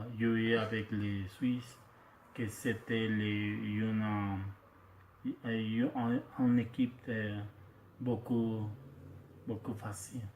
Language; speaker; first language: French; non-native, learner; Spanish